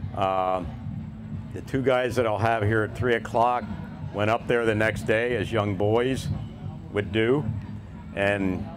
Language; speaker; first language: English; native; English